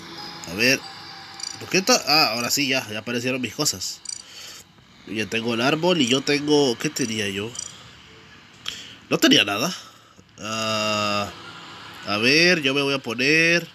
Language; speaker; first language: Spanish; native; Spanish